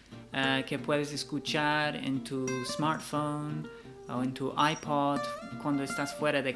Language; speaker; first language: Spanish; non-native, fluent; English